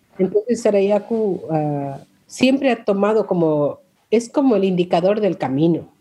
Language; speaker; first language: Spanish; non-native, local second language; Quechua